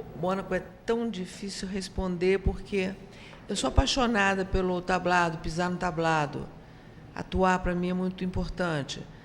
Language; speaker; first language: Portuguese; native; Portuguese